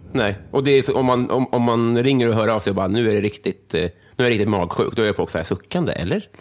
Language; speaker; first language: Swedish; native; Swedish